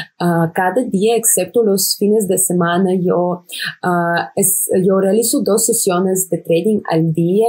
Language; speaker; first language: Spanish; non-native, fluent; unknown